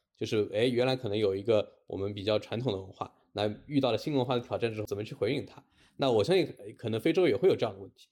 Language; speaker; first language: Chinese; native; Chinese